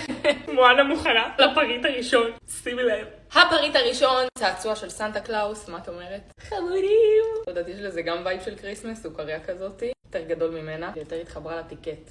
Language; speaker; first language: Hebrew; native; Hebrew